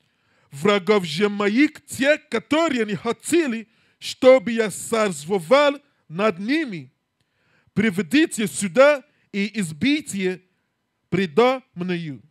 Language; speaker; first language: Russian; non-native, learner; English